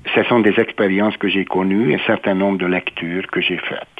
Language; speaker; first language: French; non-native, fluent; Hungarian